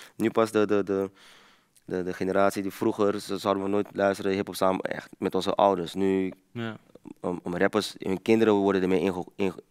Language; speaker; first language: Dutch; early bilingual, other home language; Papiamento